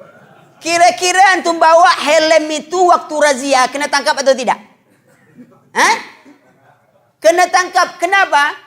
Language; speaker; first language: Malay; native; Malay